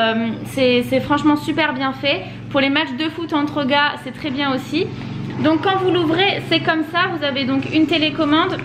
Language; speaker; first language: French; native; French